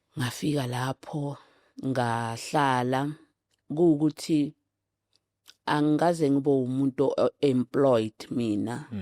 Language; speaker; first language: Zulu; native; Zulu